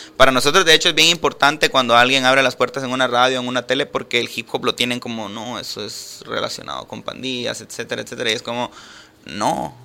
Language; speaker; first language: Spanish; native; Spanish